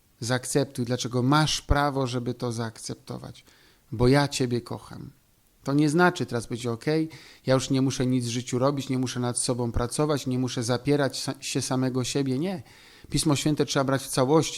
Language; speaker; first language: Polish; native; Polish